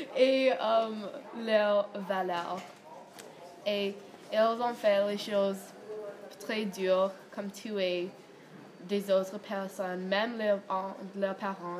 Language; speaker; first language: French; non-native, learner; English